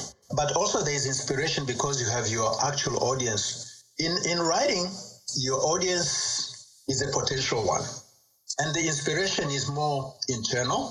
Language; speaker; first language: English; non-native, local second language; Swahili